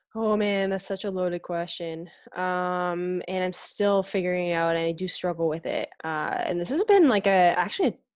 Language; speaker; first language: English; native; English